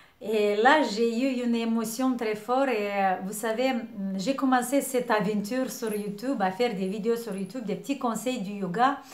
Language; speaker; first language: French; non-native, fluent; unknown